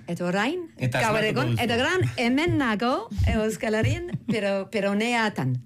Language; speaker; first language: Basque; non-native, learner; English